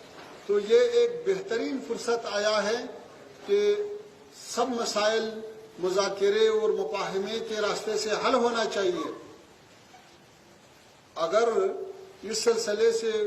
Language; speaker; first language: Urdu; non-native, fluent; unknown